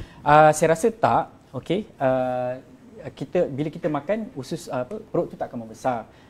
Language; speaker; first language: Malay; native; Malay